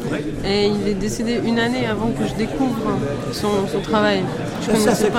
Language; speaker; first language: French; native; French